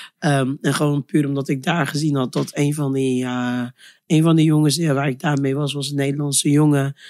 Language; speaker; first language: Dutch; early bilingual, other home language; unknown